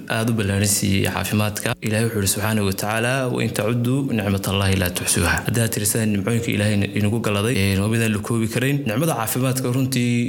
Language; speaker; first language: Somali; native; Somali